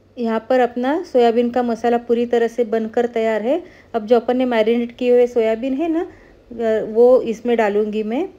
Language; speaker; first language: Hindi; non-native, local second language; Marathi